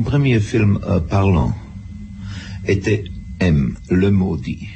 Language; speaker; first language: French; non-native, fluent; German